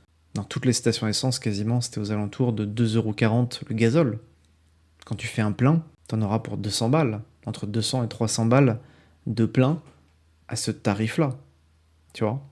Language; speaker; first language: French; native; French